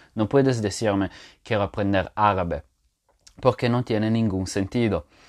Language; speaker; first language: Spanish; non-native, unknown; French